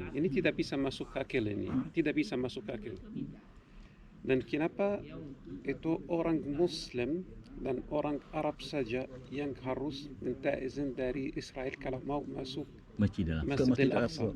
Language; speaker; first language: Indonesian; non-native, learner; Arabic